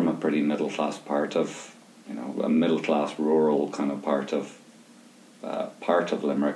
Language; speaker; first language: English; native; English